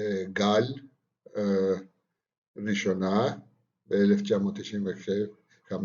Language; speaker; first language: Hebrew; non-native, fluent; Spanish